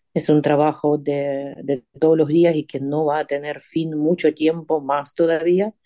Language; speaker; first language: Spanish; non-native, fluent; Ukrainian